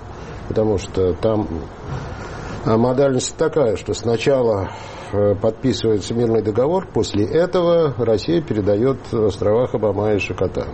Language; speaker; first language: Russian; native; Russian